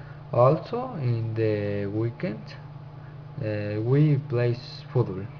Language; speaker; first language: English; non-native, learner; Spanish